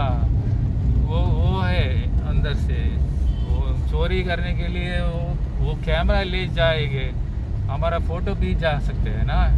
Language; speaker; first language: Hindi; non-native, local second language; Malayalam